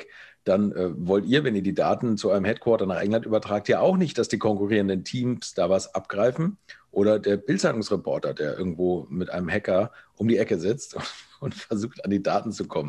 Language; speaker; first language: German; native; German